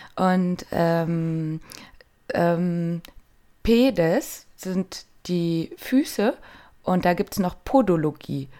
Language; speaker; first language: German; native; German